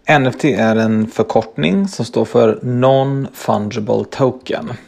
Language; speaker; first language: Swedish; native; Swedish